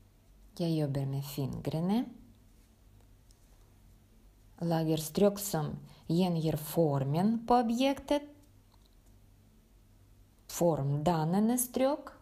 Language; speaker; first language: Norwegian; non-native, fluent; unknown